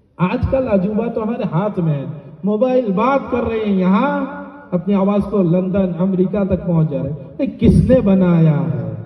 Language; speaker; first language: Urdu; non-native, local second language; Bangla